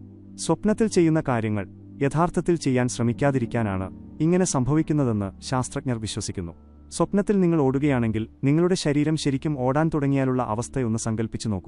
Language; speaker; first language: Malayalam; native; Malayalam